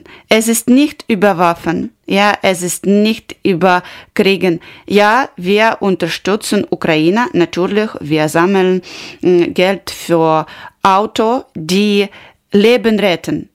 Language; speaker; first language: German; non-native, learner; Ukrainian